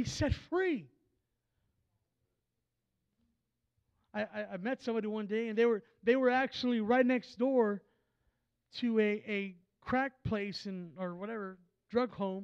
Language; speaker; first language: English; native; English